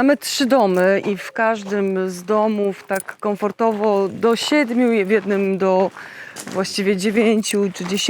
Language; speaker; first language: Polish; native; Polish